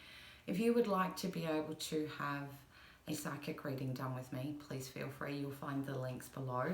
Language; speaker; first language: English; native; English